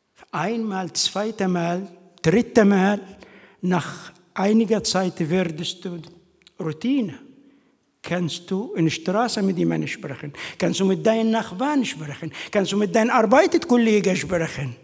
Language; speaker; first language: German; non-native, fluent; Arabic